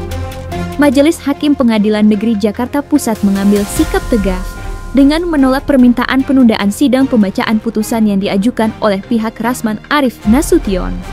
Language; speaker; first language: Indonesian; native; Indonesian